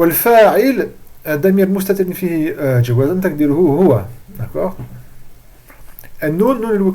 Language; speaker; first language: Arabic; non-native, fluent; French